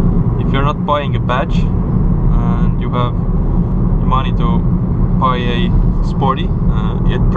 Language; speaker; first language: English; non-native, fluent; Estonian